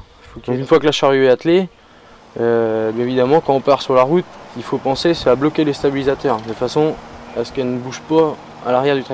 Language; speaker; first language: French; native; French